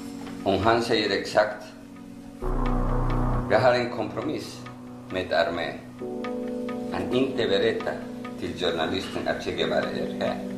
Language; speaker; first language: Swedish; non-native, learner; Spanish